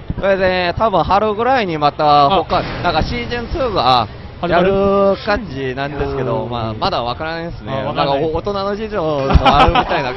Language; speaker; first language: Japanese; non-native, fluent; Korean